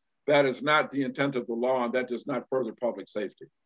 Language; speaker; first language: English; native; English